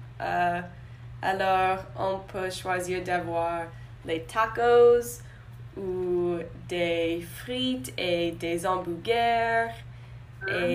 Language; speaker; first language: French; non-native, learner; English